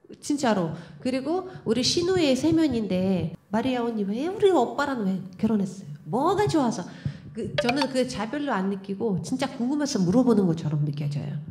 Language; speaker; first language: Korean; non-native, fluent; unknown